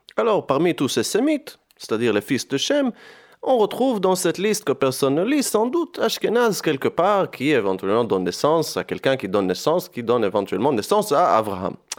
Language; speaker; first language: French; non-native, fluent; Hebrew